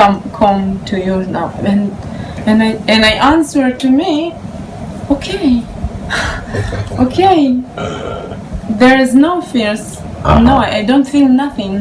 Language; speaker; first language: English; non-native, learner; Hebrew